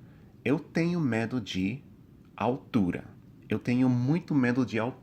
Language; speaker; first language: Portuguese; non-native, fluent; English